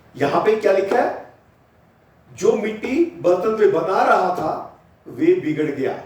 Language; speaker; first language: Hindi; non-native, local second language; Punjabi